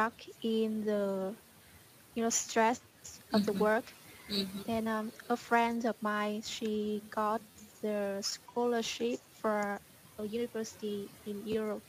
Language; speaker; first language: English; non-native, learner; Vietnamese